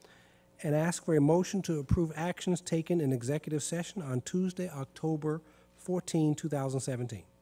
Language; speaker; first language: English; native; English